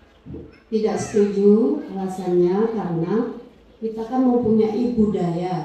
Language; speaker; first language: Indonesian; native; Indonesian